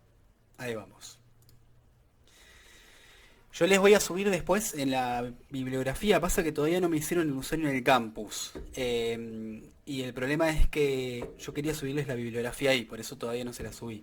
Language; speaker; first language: Spanish; native; Spanish